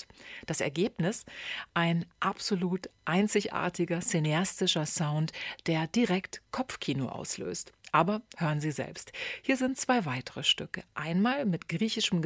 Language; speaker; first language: German; native; German